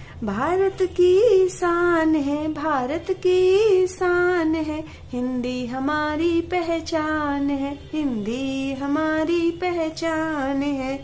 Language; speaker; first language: Hindi; native; Hindi